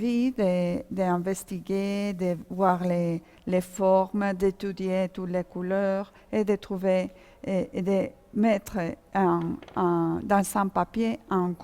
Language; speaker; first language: French; non-native, fluent; Spanish